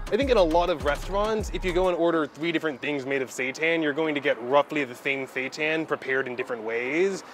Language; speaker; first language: English; native; English